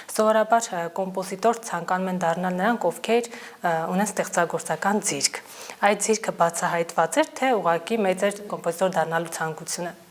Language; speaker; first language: Armenian; native; Armenian